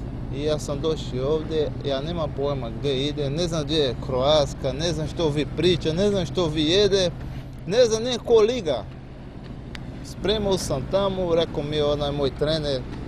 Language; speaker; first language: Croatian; non-native, learner; Portuguese